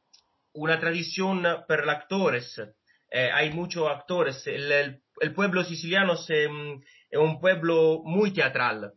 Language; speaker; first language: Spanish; non-native, learner; Italian